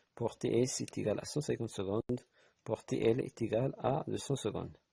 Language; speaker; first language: French; non-native, local second language; Arabic